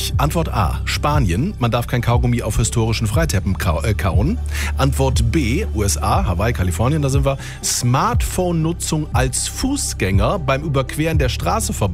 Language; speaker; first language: German; native; German